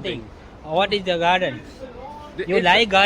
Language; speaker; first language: English; non-native, learner; Gujarati